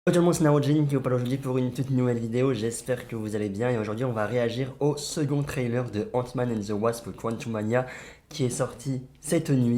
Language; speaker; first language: French; native; French